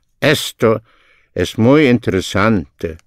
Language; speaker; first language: Spanish; non-native, fluent; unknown